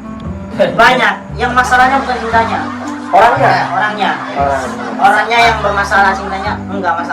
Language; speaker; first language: Indonesian; non-native, local second language; Javanese